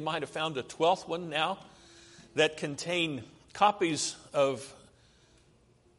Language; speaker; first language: English; native; English